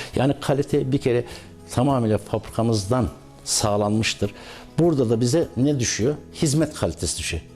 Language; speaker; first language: Turkish; native; Turkish